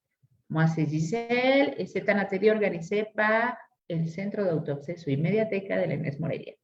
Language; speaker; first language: French; non-native, fluent; Spanish